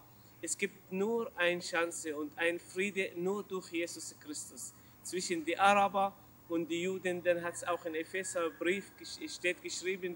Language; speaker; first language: German; non-native, learner; Arabic